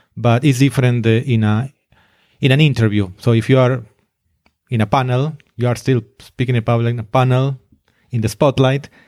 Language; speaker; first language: English; non-native, fluent; Spanish